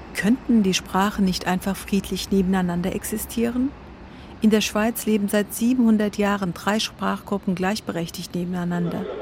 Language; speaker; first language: German; early bilingual, other home language; Kurdish